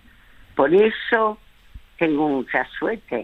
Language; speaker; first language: Spanish; early bilingual, other home language; French